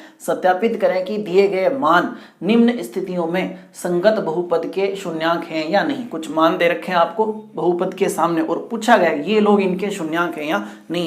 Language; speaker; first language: Hindi; native; Hindi